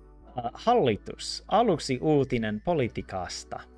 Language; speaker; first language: Finnish; non-native, learner; English